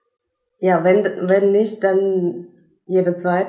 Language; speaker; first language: German; non-native, fluent; Indonesian